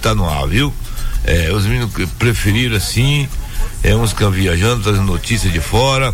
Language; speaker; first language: Portuguese; native; Portuguese